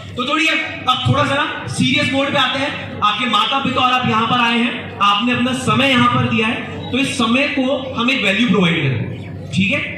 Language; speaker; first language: Hindi; native; Hindi